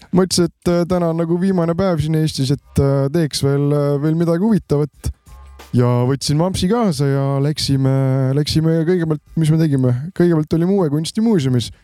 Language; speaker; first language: Estonian; non-native, fluent; German